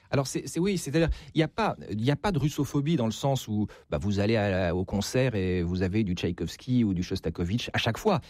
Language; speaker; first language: French; native; French